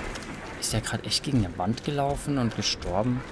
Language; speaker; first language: German; native; German